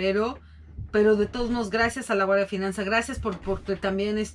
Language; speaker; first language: Spanish; native; Spanish